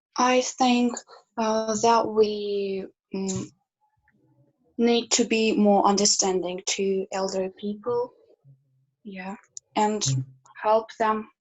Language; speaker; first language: English; non-native, learner; Russian